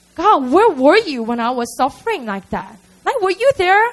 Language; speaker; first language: English; non-native, fluent; Korean